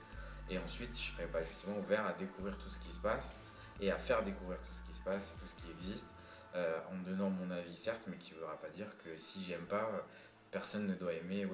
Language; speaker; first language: French; native; French